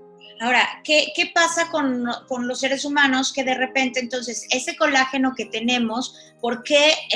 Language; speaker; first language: Spanish; native; Spanish